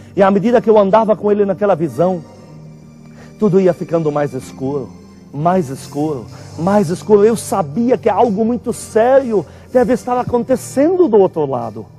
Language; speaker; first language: Portuguese; non-native, fluent; Arabic